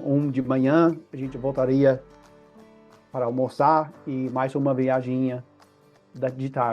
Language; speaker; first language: Portuguese; non-native, fluent; English